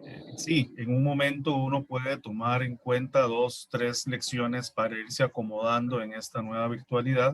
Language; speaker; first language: Spanish; native; Spanish